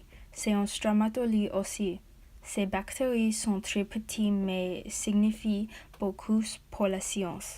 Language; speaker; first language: French; non-native, learner; English